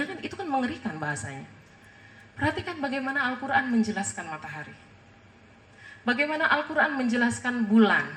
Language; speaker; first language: Indonesian; native; Indonesian